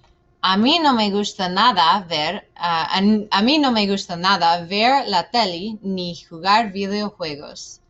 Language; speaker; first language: Spanish; non-native, fluent; English